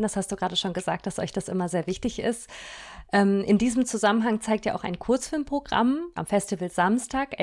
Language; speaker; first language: German; native; German